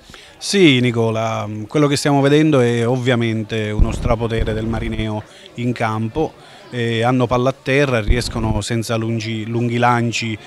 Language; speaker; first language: Italian; native; Italian